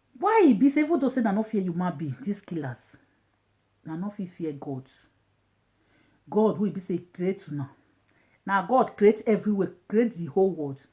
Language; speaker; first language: Nigerian Pidgin; non-native, local second language; Bini